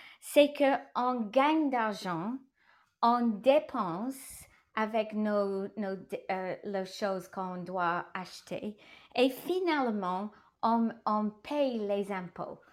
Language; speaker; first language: French; non-native, learner; English